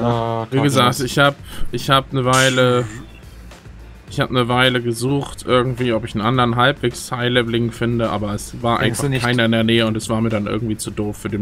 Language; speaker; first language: German; native; German